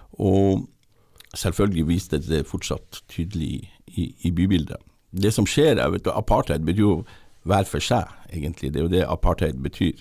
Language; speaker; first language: Norwegian; native; Norwegian